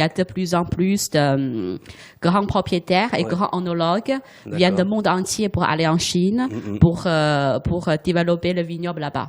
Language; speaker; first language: French; non-native, learner; Chinese